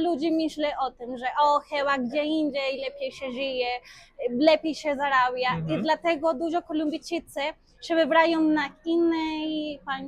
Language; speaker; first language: Polish; non-native, fluent; Spanish